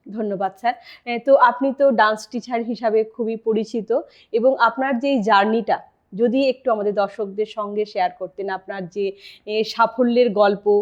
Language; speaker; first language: Bangla; native; Bangla